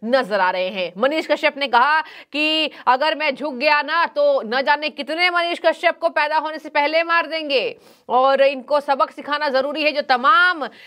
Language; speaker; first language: Hindi; native; Hindi